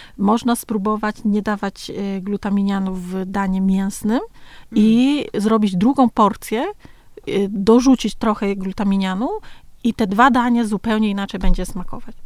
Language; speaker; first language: Polish; early bilingual, other home language; Vietnamese